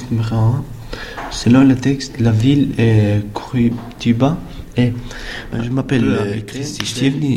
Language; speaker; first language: French; non-native, learner; Albanian